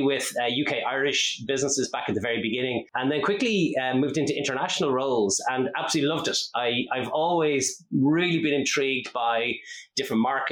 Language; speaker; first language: English; native; English